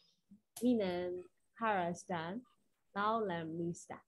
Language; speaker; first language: Finnish; non-native, learner; Burmese